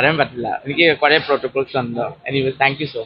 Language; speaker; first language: Malayalam; non-native, local second language; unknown